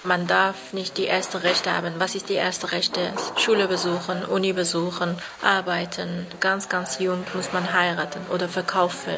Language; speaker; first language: German; non-native, fluent; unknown